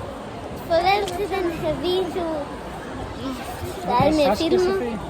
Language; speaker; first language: Danish; early bilingual, heritage; Danish